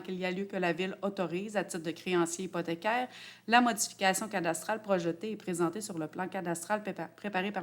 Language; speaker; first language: French; native; French